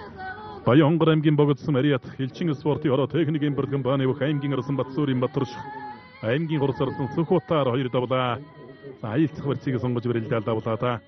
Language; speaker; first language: Mongolian; native; Mongolian